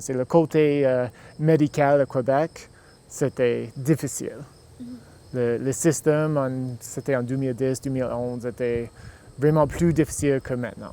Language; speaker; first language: French; non-native, local second language; English